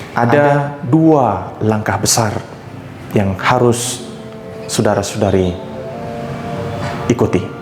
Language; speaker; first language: Indonesian; native; Indonesian